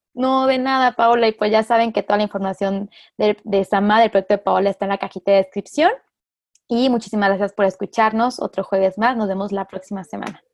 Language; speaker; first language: Spanish; native; Spanish